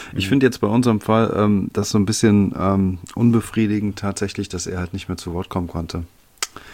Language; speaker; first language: German; native; German